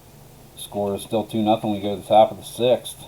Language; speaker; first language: English; native; English